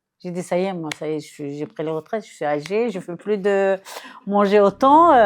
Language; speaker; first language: French; non-native, fluent; Turkish